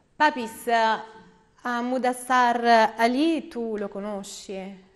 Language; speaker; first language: Italian; native; Italian